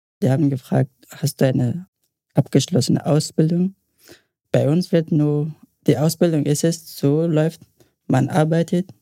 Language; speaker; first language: German; non-native, learner; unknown